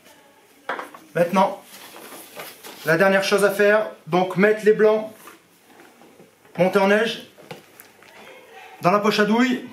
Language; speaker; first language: French; native; French